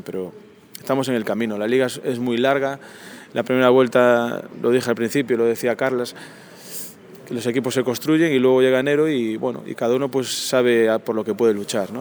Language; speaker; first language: Spanish; native; Spanish